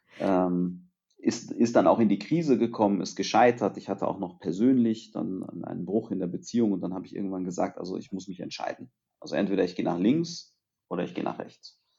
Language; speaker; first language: German; early bilingual, other home language; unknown